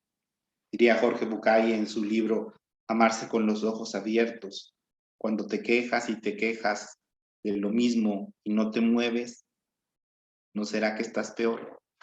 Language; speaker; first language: Spanish; native; Spanish